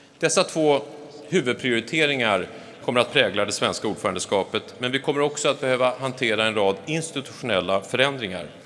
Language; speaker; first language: Swedish; native; Swedish